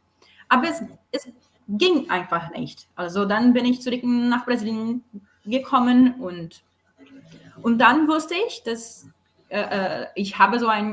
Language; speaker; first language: German; non-native, fluent; Portuguese